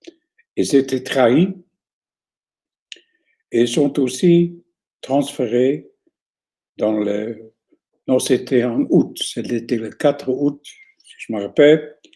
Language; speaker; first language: French; non-native, fluent; German